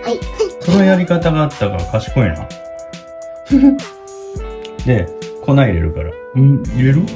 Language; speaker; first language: Japanese; native; Japanese